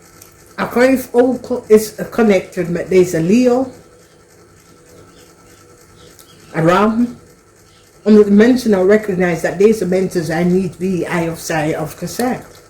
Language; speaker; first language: Dutch; non-native, learner; English